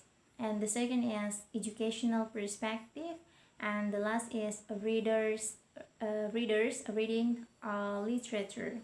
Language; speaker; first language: English; non-native, learner; Indonesian